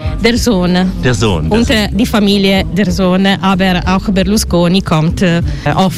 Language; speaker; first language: German; non-native, learner; Italian